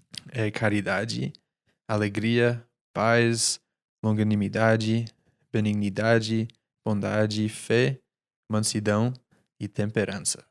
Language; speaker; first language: Portuguese; non-native, fluent; English